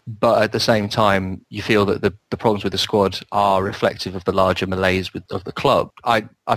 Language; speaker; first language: English; native; English